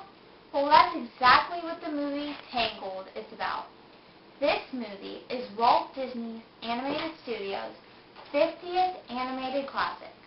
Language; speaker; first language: English; native; English